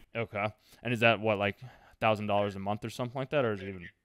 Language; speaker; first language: English; native; English